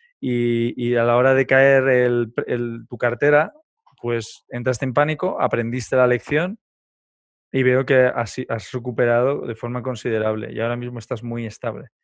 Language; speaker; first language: Spanish; native; Spanish